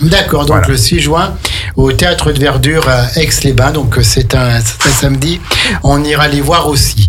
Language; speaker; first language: French; native; French